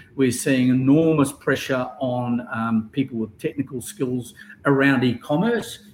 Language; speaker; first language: English; native; English